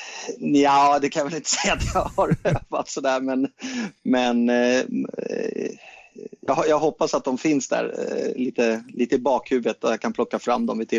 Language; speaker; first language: Swedish; native; Swedish